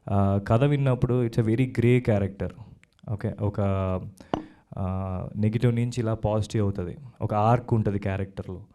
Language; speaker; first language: Telugu; native; Telugu